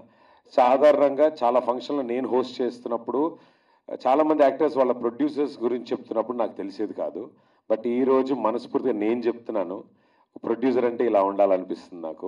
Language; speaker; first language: Telugu; native; Telugu